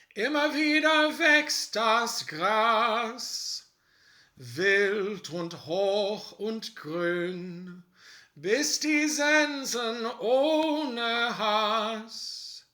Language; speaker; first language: German; non-native, fluent; English